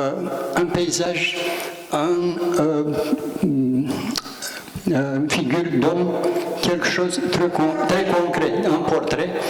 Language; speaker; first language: French; non-native, learner; Romanian